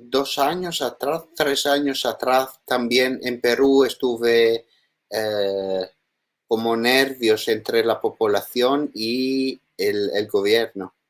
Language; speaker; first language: Spanish; non-native, learner; Italian